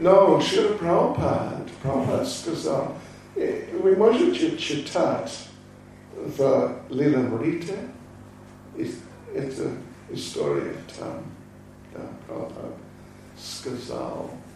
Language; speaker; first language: Russian; non-native, learner; English